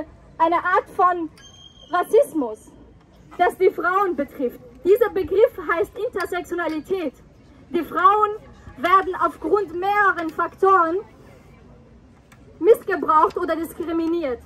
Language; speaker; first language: German; non-native, fluent; Persian